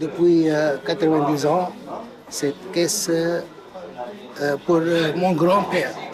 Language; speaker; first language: French; non-native, local second language; Arabic